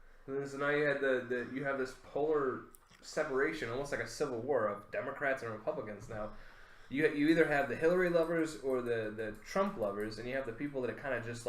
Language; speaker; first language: English; native; English